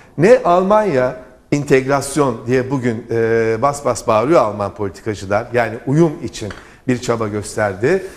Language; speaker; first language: Turkish; native; Turkish